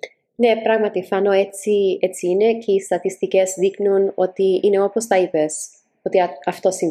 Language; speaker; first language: Greek; early bilingual, heritage; Greek